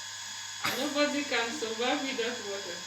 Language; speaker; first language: English; non-native, learner; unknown